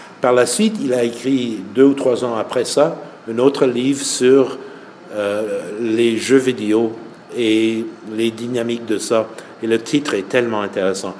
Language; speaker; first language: French; non-native, fluent; English